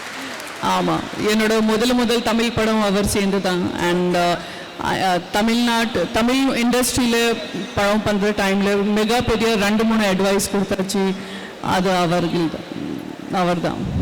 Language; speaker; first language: Tamil; non-native, fluent; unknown